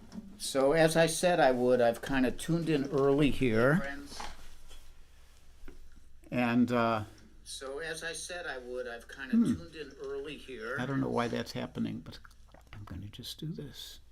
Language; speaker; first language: English; native; English